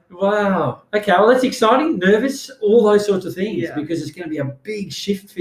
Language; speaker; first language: English; native; English